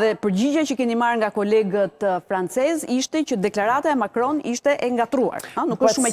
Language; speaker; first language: Albanian; native; Albanian